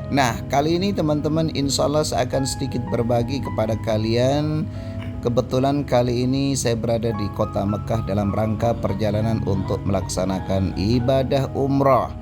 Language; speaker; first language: Indonesian; native; Indonesian